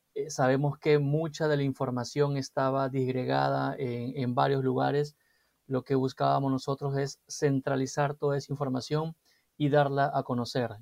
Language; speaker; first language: Spanish; native; Spanish